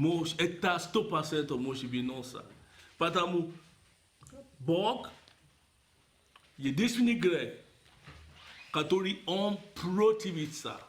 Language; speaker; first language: Russian; non-native, fluent; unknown